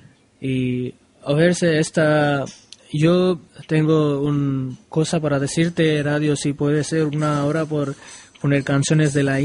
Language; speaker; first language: Spanish; non-native, learner; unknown